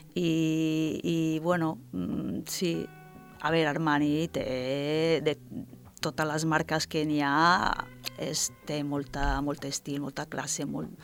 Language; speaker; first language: Catalan; non-native, fluent; Italian